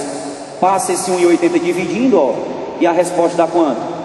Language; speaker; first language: Portuguese; native; Portuguese